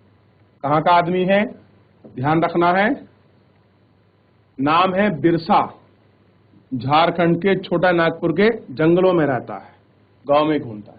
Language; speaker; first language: Hindi; native; Hindi